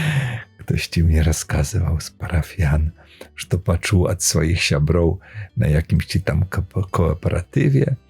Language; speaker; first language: Polish; non-native, learner; Belarusian